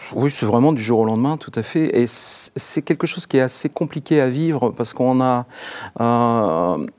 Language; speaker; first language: French; native; French